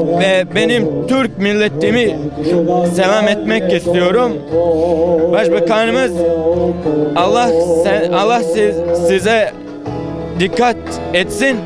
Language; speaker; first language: Turkish; non-native, learner; Bosnian